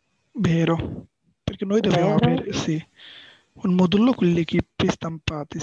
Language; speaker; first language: Italian; non-native, learner; Bangla